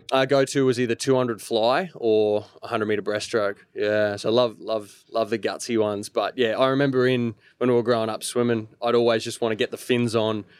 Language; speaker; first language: English; early bilingual, other home language; Maltese